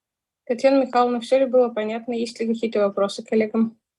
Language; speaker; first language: Russian; native; Russian